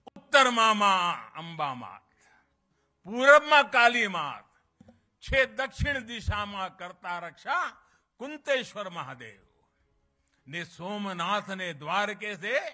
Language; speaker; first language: Hindi; native; Hindi